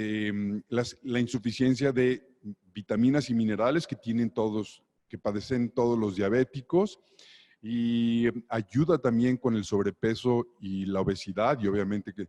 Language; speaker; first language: Spanish; native; Spanish